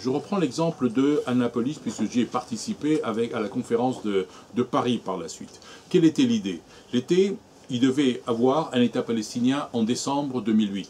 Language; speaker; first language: French; native; French